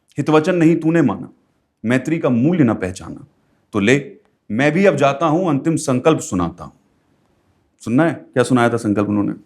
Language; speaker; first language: Hindi; native; Hindi